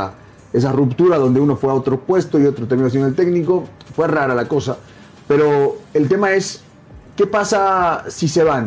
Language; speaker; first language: Spanish; native; Spanish